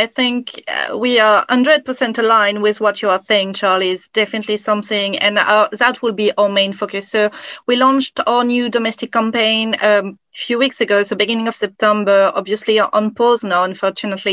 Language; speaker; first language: English; non-native, fluent; French